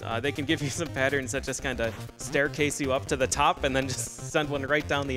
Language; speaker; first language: English; native; English